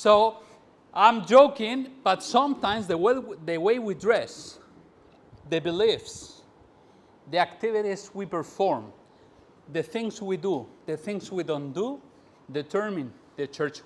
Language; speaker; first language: English; non-native, fluent; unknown